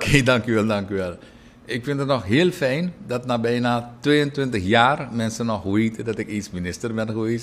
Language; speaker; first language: Dutch; native; Dutch